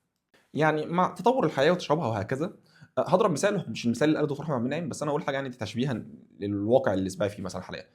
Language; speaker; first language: Arabic; native; Arabic